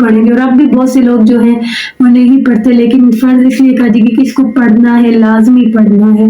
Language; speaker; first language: Urdu; native; Urdu